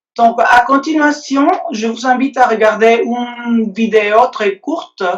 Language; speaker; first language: French; non-native, fluent; Spanish